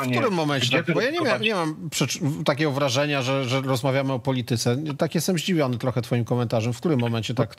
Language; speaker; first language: Polish; native; Polish